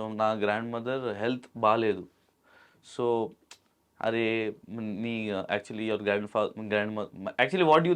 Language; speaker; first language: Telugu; non-native, local second language; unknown